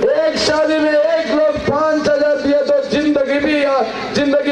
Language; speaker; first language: Hindi; non-native, local second language; Telugu